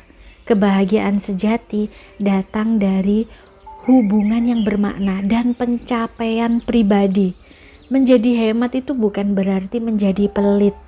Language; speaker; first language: Indonesian; native; Indonesian